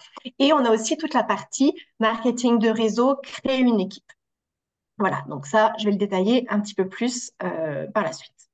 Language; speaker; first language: French; native; French